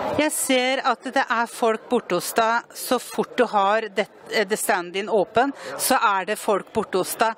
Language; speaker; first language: Norwegian; native; Norwegian